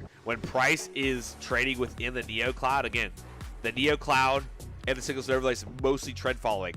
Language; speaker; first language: English; native; English